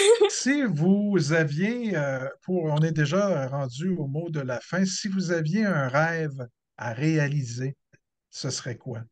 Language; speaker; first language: French; native; French